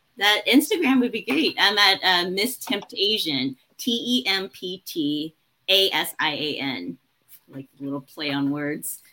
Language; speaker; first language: English; early bilingual, other home language; Chinese